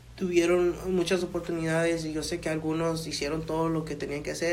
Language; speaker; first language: Spanish; early bilingual, heritage; Spanish